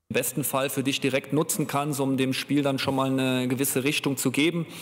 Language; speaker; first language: German; native; German